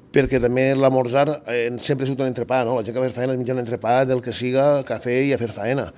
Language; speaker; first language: Catalan; native; Catalan